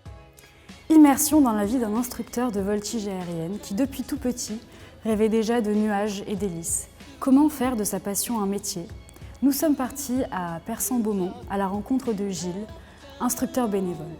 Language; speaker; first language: French; native; French